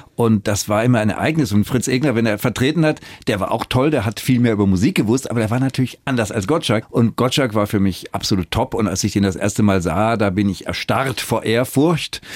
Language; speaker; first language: German; native; German